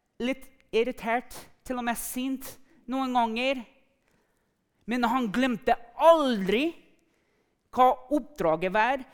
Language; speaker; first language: Norwegian; non-native, fluent; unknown